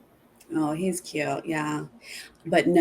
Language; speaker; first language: English; native; English